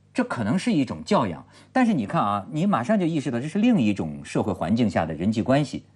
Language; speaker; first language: Chinese; native; Chinese